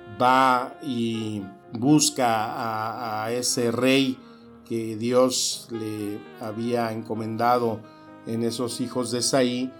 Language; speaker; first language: Spanish; native; Spanish